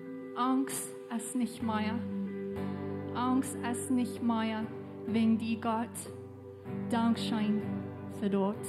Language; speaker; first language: German; non-native, learner; Plautdietsch